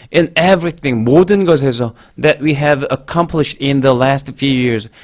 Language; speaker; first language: English; non-native, fluent; Korean